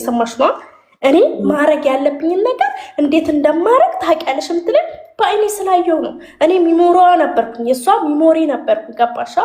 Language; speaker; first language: Amharic; native; Amharic